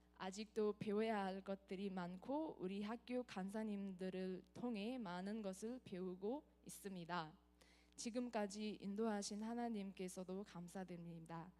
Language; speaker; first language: Korean; non-native, fluent; Nepali